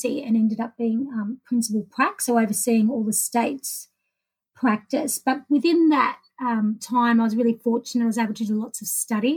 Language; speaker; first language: English; native; English